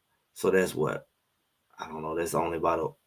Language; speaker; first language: English; native; English